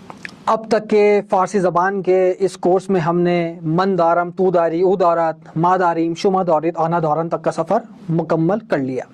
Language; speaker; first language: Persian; non-native, fluent; Urdu